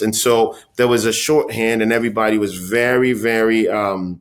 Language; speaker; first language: English; non-native, local second language; Akan